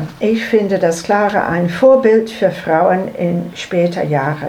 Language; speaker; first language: German; non-native, learner; English